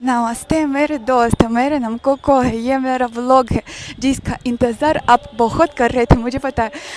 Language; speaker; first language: Hindi; non-native, learner; Russian